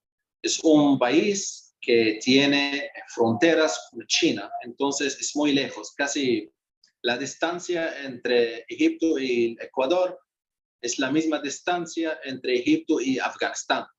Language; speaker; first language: Spanish; non-native, fluent; Arabic